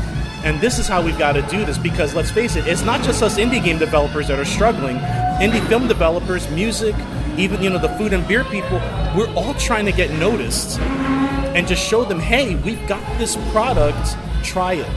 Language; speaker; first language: English; native; English